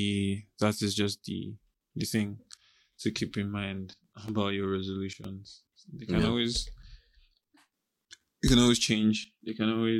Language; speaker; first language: English; non-native, local second language; Igbo